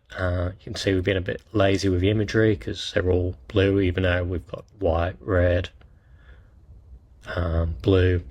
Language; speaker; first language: English; native; English